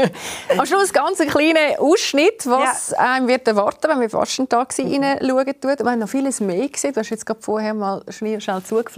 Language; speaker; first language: German; native; German